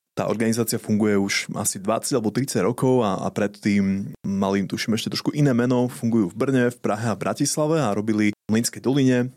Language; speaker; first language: Slovak; native; Slovak